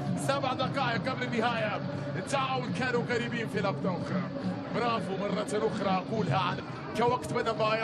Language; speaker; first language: Arabic; native; Arabic